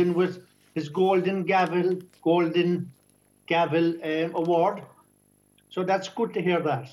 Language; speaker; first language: English; native; English